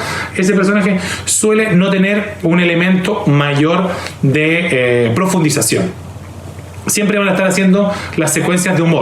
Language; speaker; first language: Spanish; native; Spanish